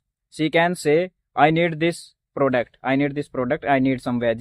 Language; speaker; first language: English; non-native, learner; Hindi